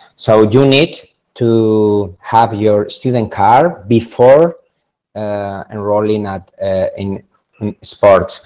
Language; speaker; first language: English; non-native, fluent; Spanish